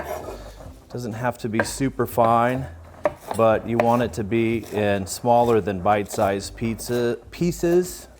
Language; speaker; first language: English; native; English